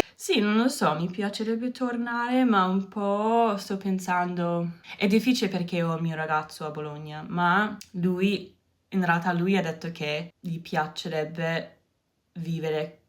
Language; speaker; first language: Italian; non-native, learner; English